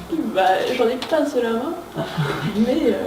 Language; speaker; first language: French; native; French